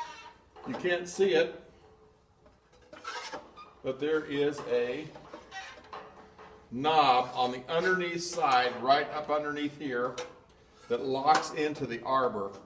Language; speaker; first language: English; native; English